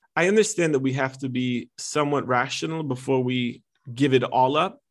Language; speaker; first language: English; early bilingual, other home language; Italian